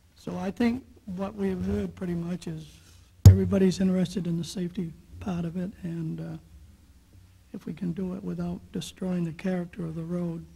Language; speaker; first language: English; native; English